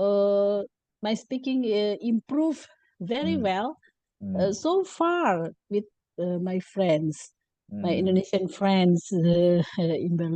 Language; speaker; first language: English; non-native, learner; Indonesian